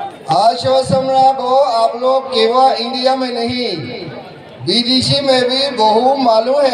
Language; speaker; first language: Hindi; non-native, learner; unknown